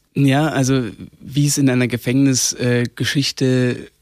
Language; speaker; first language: German; native; German